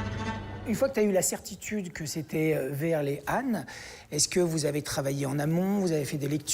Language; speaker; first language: French; native; French